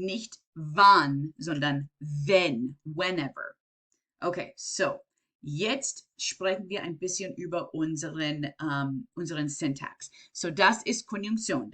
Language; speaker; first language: German; non-native, fluent; English